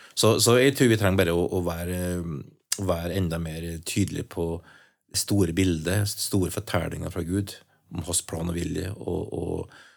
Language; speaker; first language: Norwegian; native; Norwegian